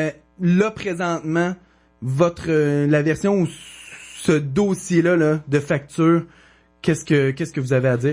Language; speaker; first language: French; native; French